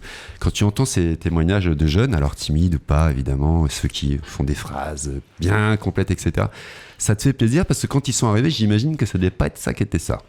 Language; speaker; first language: French; native; French